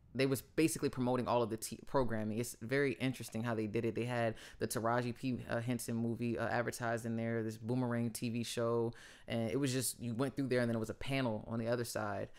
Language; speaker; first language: English; native; English